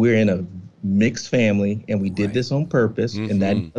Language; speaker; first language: English; native; English